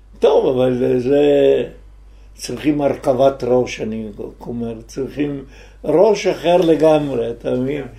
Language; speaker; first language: Hebrew; non-native, fluent; Italian